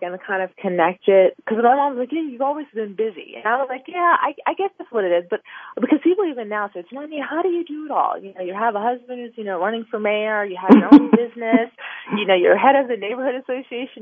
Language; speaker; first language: English; native; English